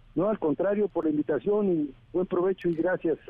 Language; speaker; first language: Spanish; native; Spanish